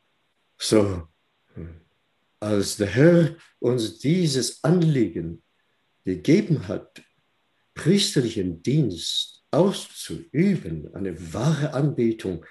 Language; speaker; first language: German; non-native, fluent; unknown